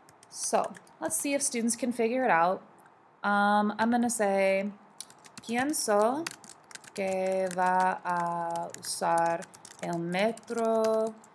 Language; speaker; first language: English; native; English